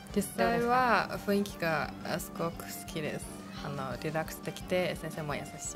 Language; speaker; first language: Japanese; non-native, learner; Chinese